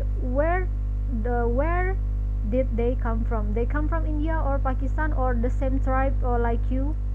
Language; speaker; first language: English; non-native, learner; Indonesian